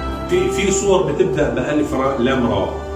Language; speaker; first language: Arabic; native; Arabic